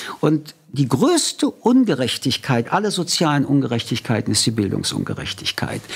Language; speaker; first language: German; early bilingual, other home language; French